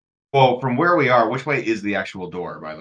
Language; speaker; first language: English; native; English